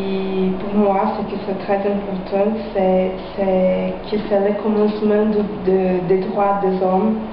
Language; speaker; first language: French; non-native, fluent; Portuguese